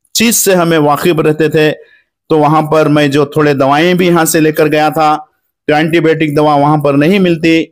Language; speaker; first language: Urdu; native; Urdu